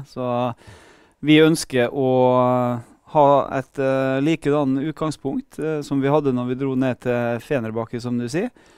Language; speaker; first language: Norwegian; native; Norwegian